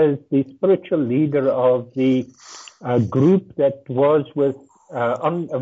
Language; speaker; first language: English; non-native, local second language; Afrikaans